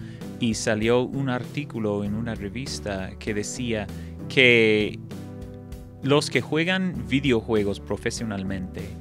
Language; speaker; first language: Spanish; non-native, fluent; English